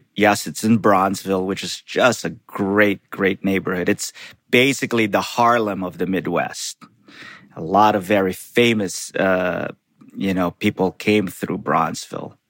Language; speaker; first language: English; non-native, local second language; Filipino